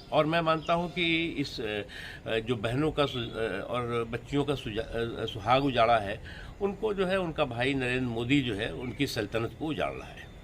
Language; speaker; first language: Hindi; native; Hindi